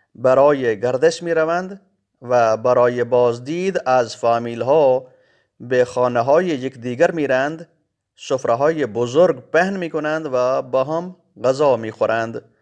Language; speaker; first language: Persian; non-native, fluent; Urdu